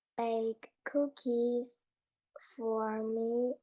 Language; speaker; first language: English; non-native, learner; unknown